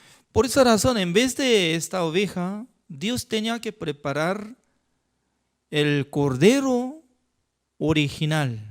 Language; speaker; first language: Spanish; non-native, fluent; Korean